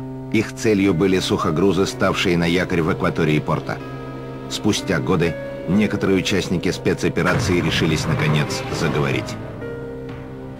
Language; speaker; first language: Russian; native; Russian